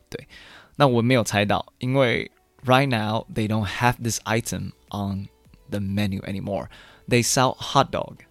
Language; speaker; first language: English; non-native, fluent; Chinese